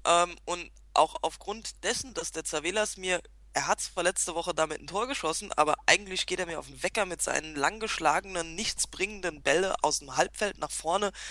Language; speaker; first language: German; native; German